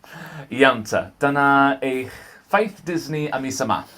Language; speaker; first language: Welsh; non-native, learner; English